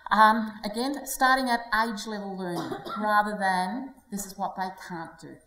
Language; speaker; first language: English; native; English